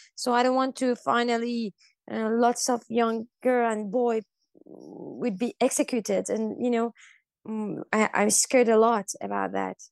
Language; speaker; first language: English; non-native, fluent; Persian